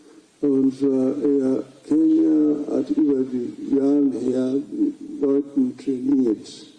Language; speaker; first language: German; non-native, fluent; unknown